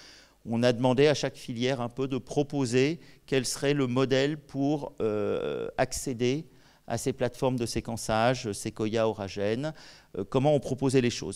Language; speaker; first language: French; native; French